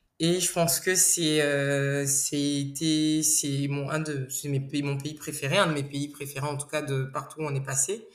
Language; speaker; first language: French; non-native, local second language; Bambara